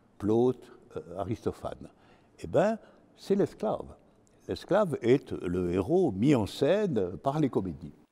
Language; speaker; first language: French; native; French